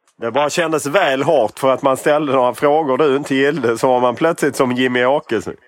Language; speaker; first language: Swedish; native; Swedish